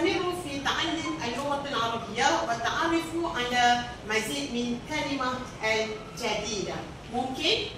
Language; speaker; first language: Arabic; non-native, learner; Malay